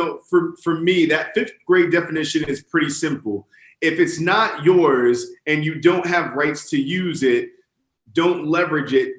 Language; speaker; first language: English; native; English